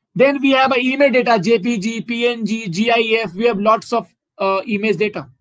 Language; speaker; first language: English; non-native, local second language; Hindi